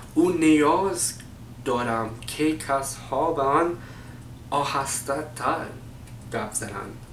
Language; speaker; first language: Persian; non-native, learner; English